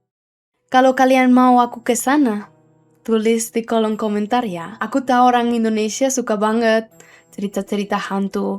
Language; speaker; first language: Indonesian; non-native, learner; Spanish